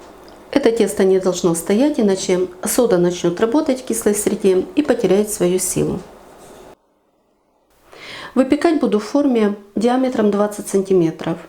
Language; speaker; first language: Russian; native; Russian